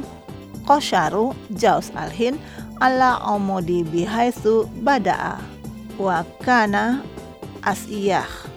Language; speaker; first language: Arabic; non-native, learner; Indonesian